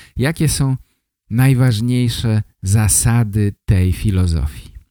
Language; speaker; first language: Polish; native; Polish